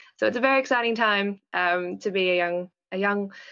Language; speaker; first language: English; native; English